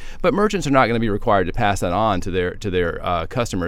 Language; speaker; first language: English; native; English